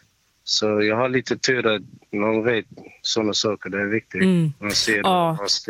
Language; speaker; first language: Swedish; non-native, fluent; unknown